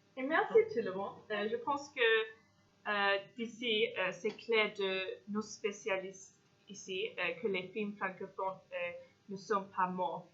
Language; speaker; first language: French; non-native, fluent; English